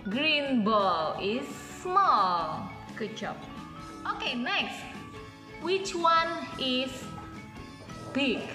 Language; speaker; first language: English; non-native, local second language; Indonesian